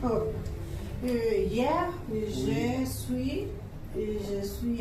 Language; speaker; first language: French; non-native, learner; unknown